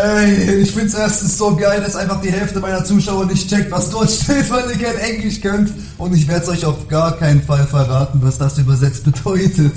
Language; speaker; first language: German; native; German